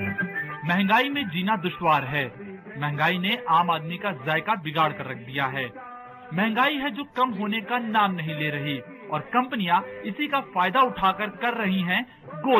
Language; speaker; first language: Hindi; native; Hindi